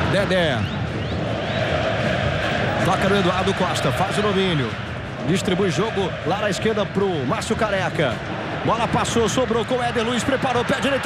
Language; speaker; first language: Portuguese; native; Portuguese